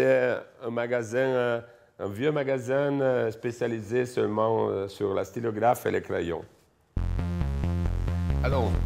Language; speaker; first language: French; non-native, fluent; Italian